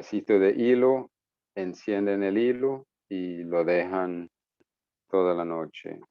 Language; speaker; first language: Spanish; non-native, fluent; English